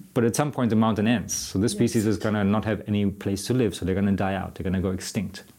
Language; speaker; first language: English; non-native, fluent; German